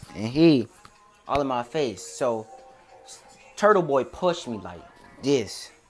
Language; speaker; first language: English; native; English